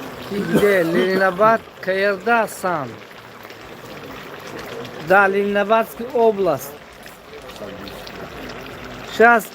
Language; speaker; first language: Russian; non-native, local second language; Tajik